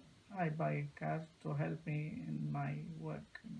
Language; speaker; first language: English; non-native, learner; Arabic